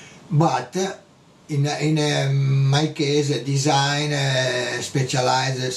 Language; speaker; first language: English; non-native, learner; Italian